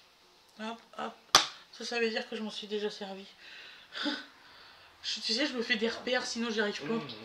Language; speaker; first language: French; native; French